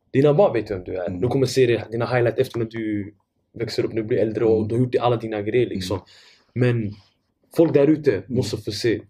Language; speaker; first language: Swedish; non-native, fluent; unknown